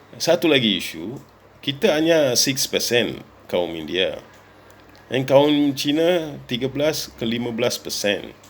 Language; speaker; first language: Malay; non-native, local second language; Tamil